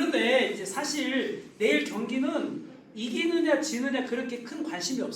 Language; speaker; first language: Korean; native; Korean